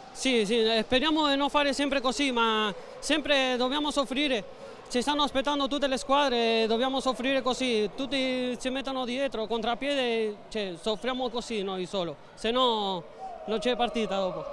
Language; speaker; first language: Italian; non-native, learner; Spanish